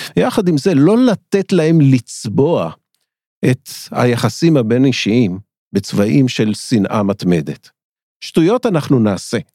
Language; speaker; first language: Hebrew; native; Hebrew